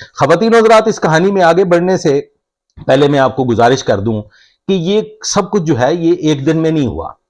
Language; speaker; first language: Urdu; non-native, local second language; Punjabi